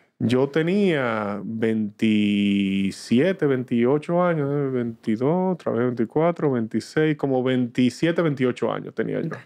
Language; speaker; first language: Spanish; native; Spanish